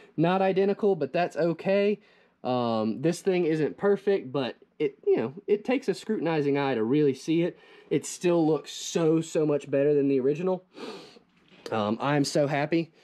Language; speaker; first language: English; native; English